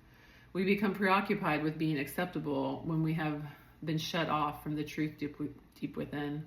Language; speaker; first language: English; native; English